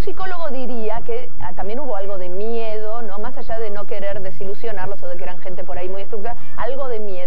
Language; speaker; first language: Spanish; native; Spanish